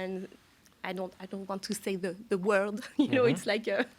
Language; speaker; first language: English; non-native, learner; French